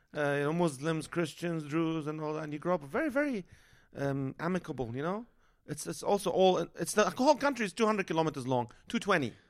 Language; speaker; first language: English; non-native, fluent; Arabic